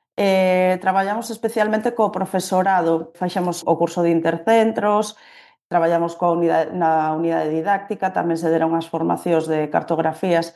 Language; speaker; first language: Galician; native; Galician